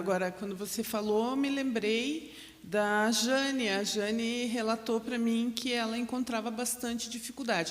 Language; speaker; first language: Portuguese; native; Portuguese